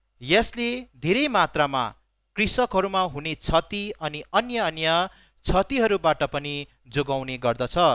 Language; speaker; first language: Nepali; native; Nepali